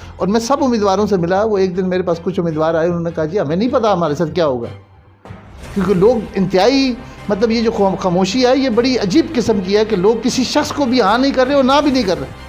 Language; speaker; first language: Urdu; non-native, local second language; Pahari-Potwari